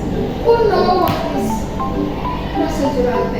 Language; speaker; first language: English; non-native, learner; Indonesian